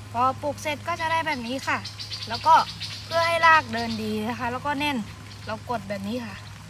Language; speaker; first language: Thai; native; Thai